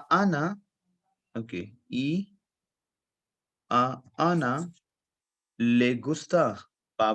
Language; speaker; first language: Spanish; non-native, fluent; Hindi